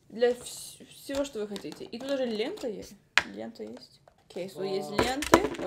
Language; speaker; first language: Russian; early bilingual, heritage; Russian